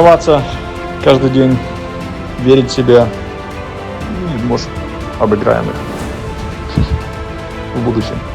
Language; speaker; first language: Russian; early bilingual, heritage; German